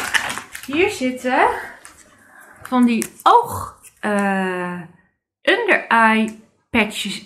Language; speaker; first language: Dutch; native; Dutch